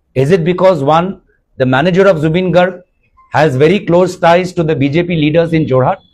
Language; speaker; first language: English; non-native, local second language; Assamese